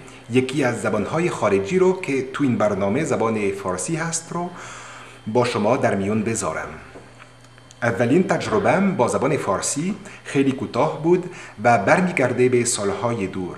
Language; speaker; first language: Persian; non-native, learner; French